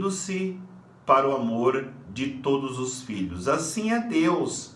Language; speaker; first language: Portuguese; native; Portuguese